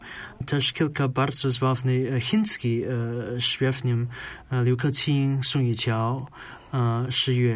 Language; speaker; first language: Polish; non-native, learner; Chinese